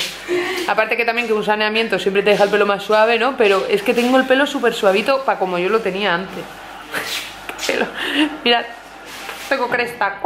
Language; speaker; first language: Spanish; native; Spanish